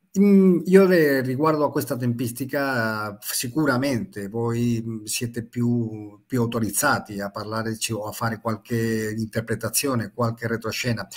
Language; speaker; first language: Italian; non-native, fluent; Spanish